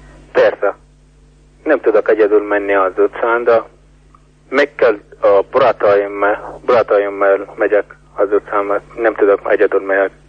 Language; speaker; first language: Hungarian; non-native, learner; Arabic